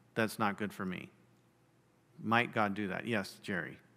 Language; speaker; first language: English; native; English